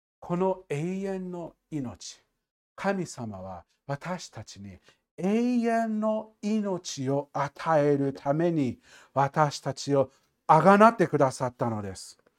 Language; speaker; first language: Japanese; non-native, fluent; English